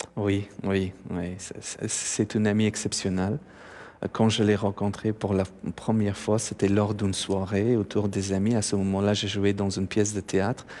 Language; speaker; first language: French; non-native, fluent; Persian